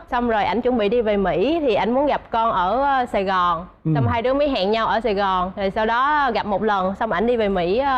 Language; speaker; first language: Vietnamese; native; Vietnamese